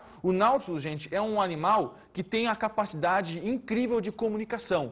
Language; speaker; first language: Portuguese; native; Portuguese